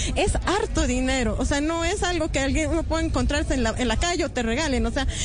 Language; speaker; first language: Spanish; native; Spanish